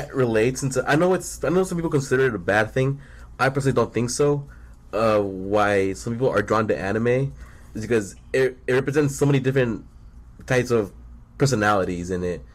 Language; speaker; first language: English; early bilingual, other home language; Spanish